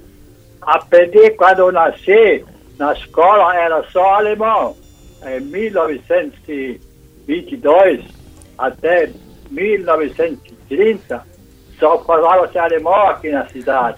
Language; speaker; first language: Portuguese; non-native, local second language; German